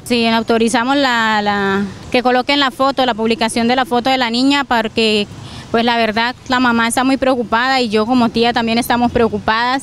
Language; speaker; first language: Spanish; native; Spanish